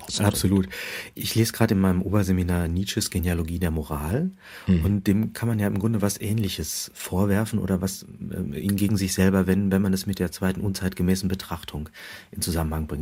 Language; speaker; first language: German; native; German